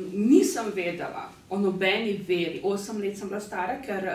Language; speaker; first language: Slovenian; early bilingual, other home language; Bosnian